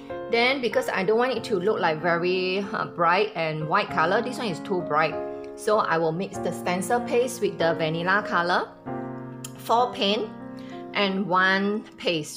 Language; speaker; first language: English; non-native, local second language; Chinese